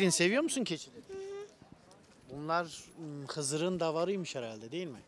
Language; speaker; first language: Turkish; native; Turkish